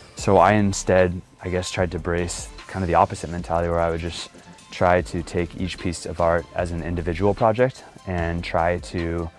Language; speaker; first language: English; native; English